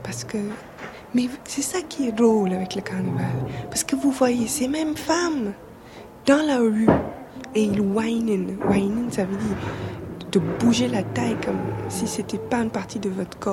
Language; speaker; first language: French; non-native, fluent; English